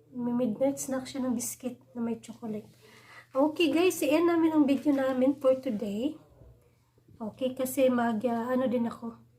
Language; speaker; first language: Filipino; non-native, local second language; Cebuano